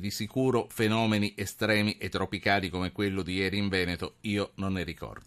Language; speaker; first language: Italian; native; Italian